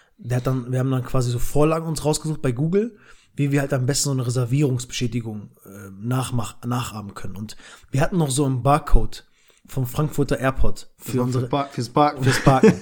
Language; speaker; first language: German; early bilingual, other home language; Albanian